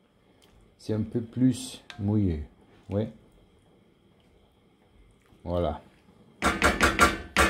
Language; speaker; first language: French; non-native, learner; German